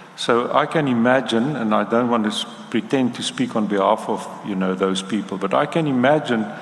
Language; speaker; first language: English; non-native, local second language; Afrikaans